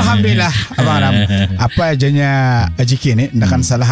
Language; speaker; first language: Malay; native; Malay